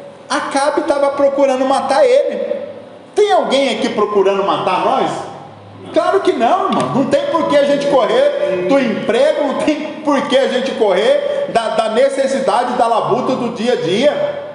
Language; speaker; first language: Portuguese; native; Portuguese